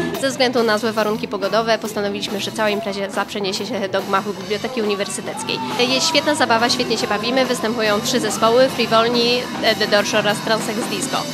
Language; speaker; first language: Polish; native; Polish